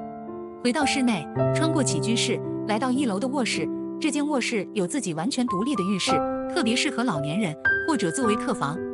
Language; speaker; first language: Chinese; native; Chinese